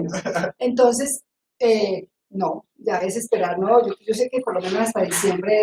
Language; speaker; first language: Spanish; native; Spanish